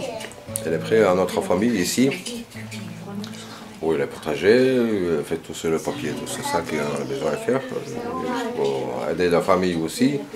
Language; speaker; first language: French; non-native, learner; Chechen